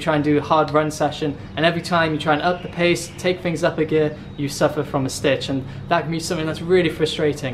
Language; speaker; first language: English; native; English